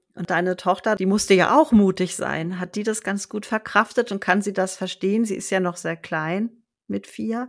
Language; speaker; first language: German; native; German